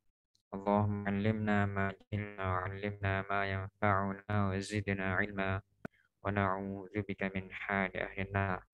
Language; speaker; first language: Arabic; non-native, fluent; Indonesian